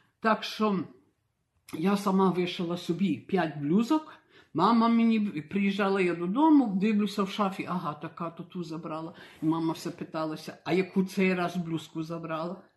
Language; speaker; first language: Ukrainian; early bilingual, heritage; Ukrainian